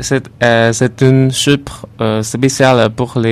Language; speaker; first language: French; non-native, learner; Chinese